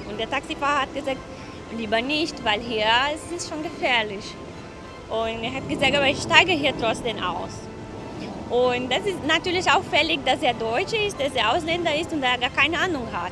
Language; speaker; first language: German; non-native, fluent; Portuguese